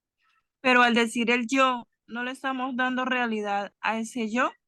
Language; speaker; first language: Spanish; native; Spanish